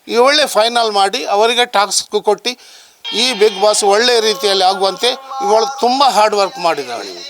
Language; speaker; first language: Kannada; non-native, local second language; Tulu